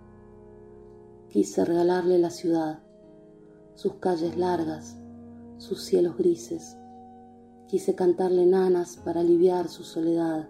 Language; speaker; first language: Spanish; native; Spanish